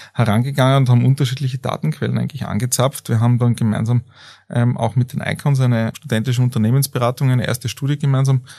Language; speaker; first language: German; native; German